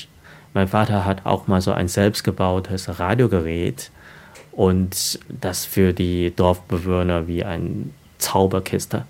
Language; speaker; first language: German; non-native, fluent; Chinese